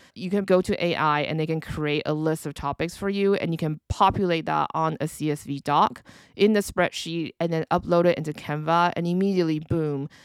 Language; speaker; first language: English; early bilingual, other home language; Chinese